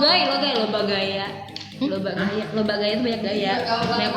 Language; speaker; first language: Malay; native; Malay